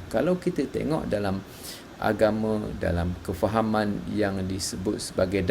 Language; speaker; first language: Malay; native; Malay